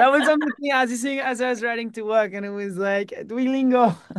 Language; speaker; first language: English; native; English